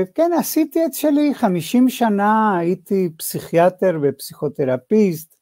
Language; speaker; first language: Hebrew; non-native, fluent; Spanish